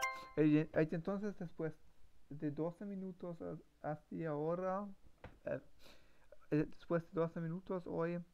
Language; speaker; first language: Spanish; non-native, learner; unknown